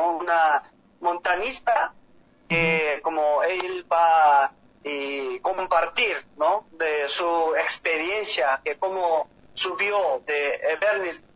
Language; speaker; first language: Spanish; non-native, learner; Korean